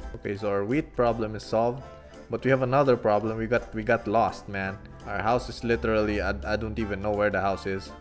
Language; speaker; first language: English; non-native, local second language; Filipino